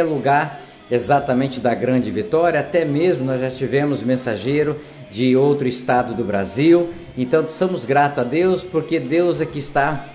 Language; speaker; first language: Portuguese; native; Portuguese